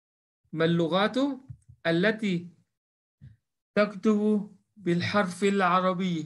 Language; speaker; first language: Arabic; non-native, fluent; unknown